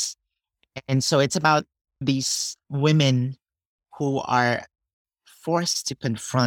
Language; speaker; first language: English; non-native, local second language; Cebuano